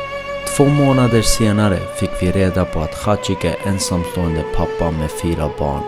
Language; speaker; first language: Swedish; early bilingual, other home language; Armenian